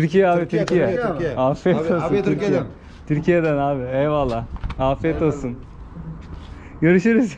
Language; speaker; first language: Turkish; native; Turkish